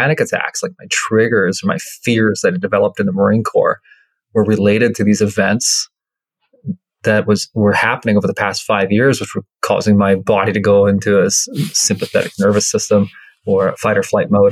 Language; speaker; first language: English; native; English